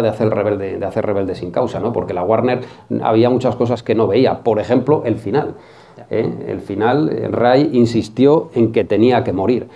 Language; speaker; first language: Spanish; native; Spanish